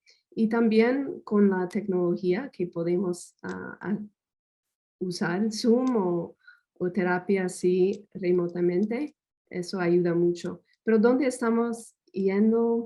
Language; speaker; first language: Spanish; non-native, fluent; English